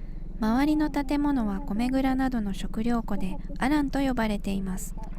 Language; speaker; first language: Japanese; native; Japanese